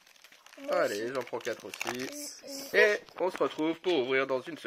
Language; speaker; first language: French; native; French